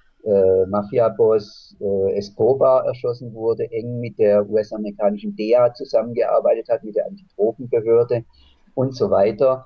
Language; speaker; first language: German; native; German